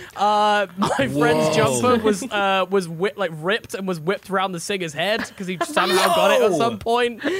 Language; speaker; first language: English; native; English